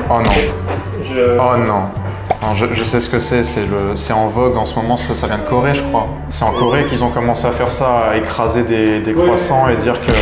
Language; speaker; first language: French; native; French